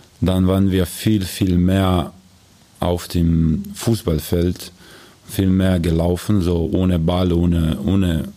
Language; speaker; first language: German; non-native, learner; Croatian